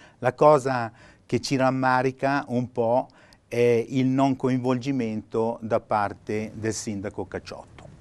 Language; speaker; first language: Italian; native; Italian